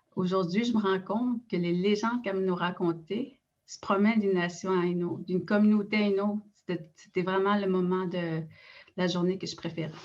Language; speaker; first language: French; non-native, local second language; Innu-aimun